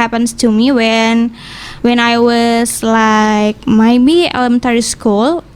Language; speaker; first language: English; non-native, learner; Indonesian